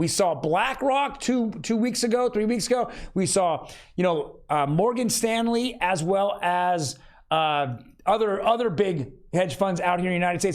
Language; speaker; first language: English; native; English